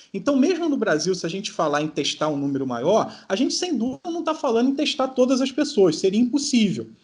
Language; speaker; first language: Portuguese; native; Portuguese